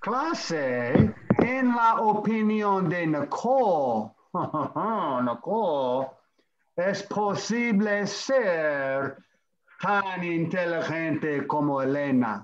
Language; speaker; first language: Spanish; non-native, fluent; English